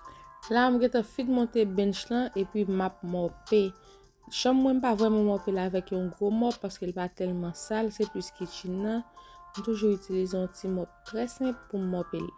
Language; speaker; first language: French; non-native, local second language; Haitian Creole